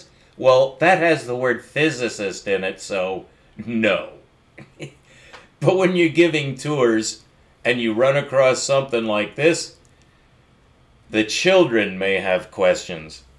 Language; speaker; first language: English; native; English